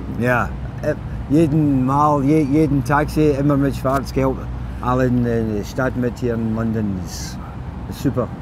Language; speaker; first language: German; non-native, learner; English